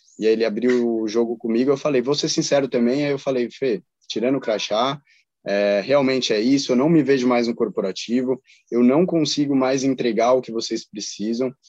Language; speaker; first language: Portuguese; native; Portuguese